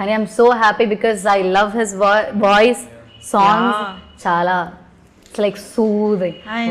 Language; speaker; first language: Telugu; non-native, learner; Malayalam